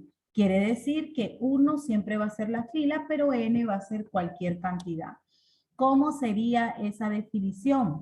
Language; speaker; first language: Spanish; native; Spanish